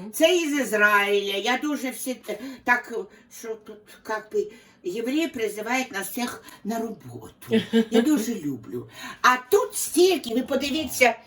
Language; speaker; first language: Ukrainian; non-native, local second language; Russian